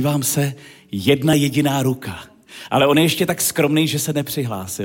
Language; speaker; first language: Czech; native; Czech